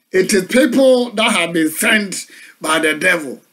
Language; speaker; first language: English; non-native, local second language; Akan